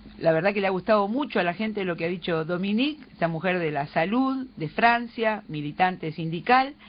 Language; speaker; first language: Spanish; native; Spanish